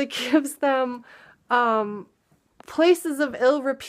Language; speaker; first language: English; native; English